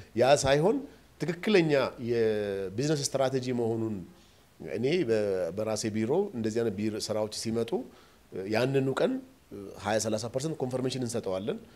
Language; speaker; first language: Amharic; non-native, local second language; Oromo